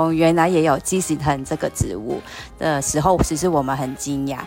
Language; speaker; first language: Chinese; non-native, fluent; Cantonese